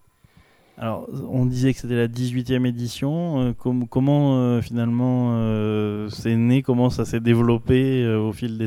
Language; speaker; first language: French; native; French